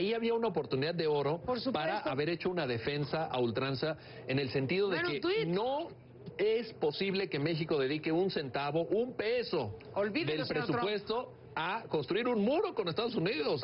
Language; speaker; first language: Spanish; native; Spanish